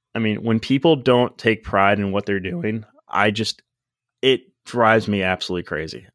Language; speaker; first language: English; native; English